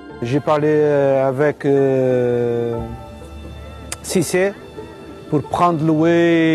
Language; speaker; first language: French; non-native, learner; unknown